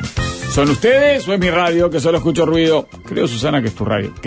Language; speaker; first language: Spanish; native; Spanish